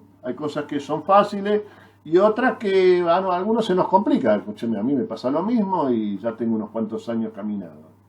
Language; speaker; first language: Spanish; native; Spanish